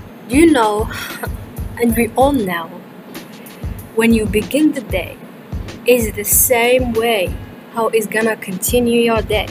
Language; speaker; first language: English; non-native, fluent; Arabic